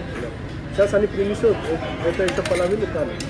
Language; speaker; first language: Russian; non-native, learner; Marathi